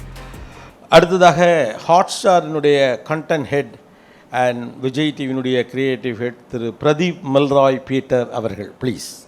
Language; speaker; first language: Tamil; native; Tamil